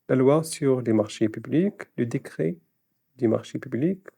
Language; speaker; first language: French; non-native, local second language; Arabic